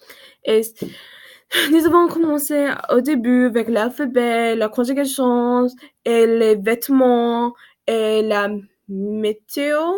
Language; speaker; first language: French; non-native, learner; English